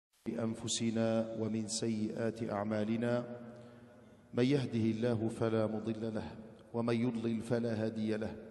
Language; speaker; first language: Arabic; non-native, local second language; Riffian